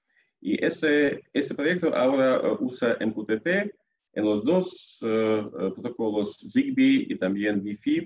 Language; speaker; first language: Spanish; non-native, fluent; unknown